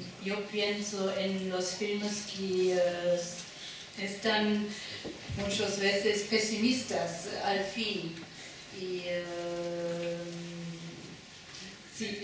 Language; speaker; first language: Spanish; non-native, learner; German